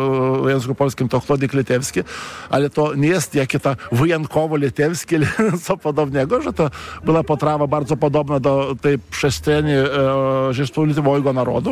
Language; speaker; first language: Polish; non-native, fluent; Lithuanian